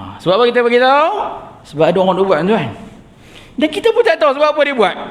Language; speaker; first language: Malay; native; Malay